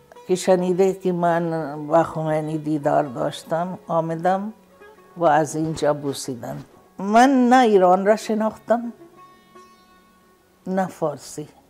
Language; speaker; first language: Persian; non-native, fluent; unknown